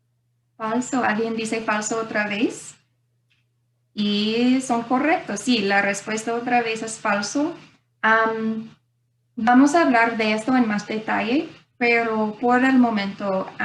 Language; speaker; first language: Spanish; non-native, fluent; English